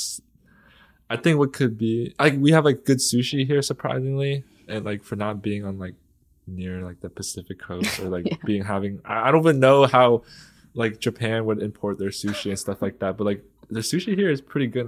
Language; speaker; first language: English; early bilingual, other home language; Vietnamese